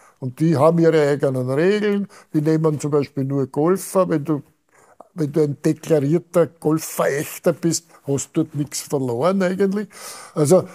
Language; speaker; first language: German; native; German